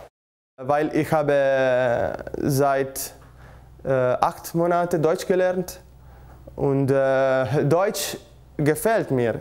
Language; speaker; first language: German; non-native, learner; Italian